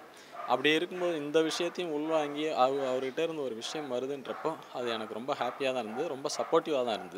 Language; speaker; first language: Tamil; native; Tamil